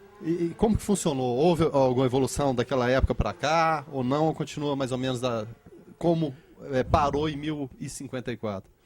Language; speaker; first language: Portuguese; native; Portuguese